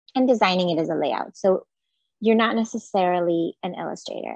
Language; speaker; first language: English; non-native, fluent; Hebrew